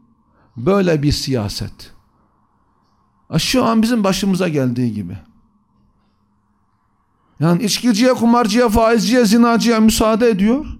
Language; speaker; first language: Turkish; native; Turkish